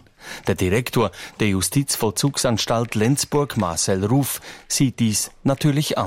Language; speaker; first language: German; native; German